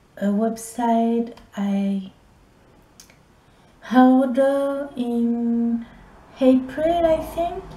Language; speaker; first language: English; non-native, learner; French